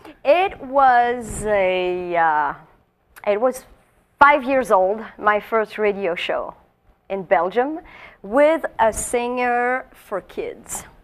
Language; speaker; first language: English; non-native, fluent; French